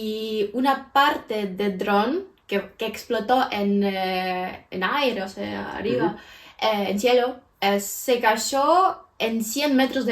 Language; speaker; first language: Spanish; non-native, fluent; Ukrainian